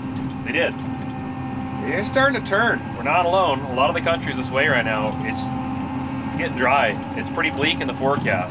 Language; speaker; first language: English; native; English